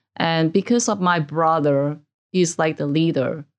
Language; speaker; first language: English; non-native, local second language; Cantonese